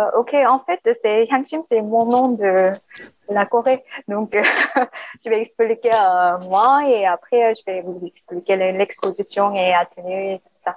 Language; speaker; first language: French; non-native, learner; Korean